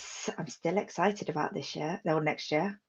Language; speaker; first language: English; native; English